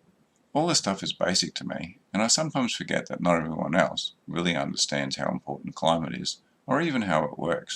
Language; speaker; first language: English; native; English